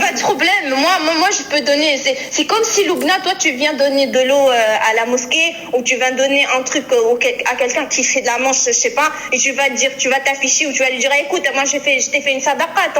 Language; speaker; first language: French; native; French